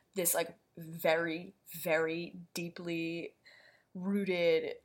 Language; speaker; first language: English; native; English